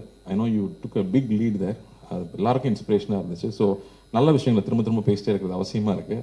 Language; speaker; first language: Tamil; native; Tamil